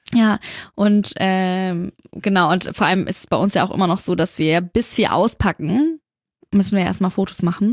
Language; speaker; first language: German; native; German